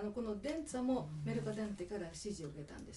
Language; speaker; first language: Japanese; native; Japanese